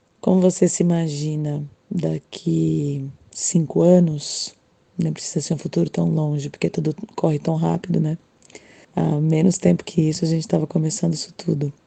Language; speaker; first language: Portuguese; native; Portuguese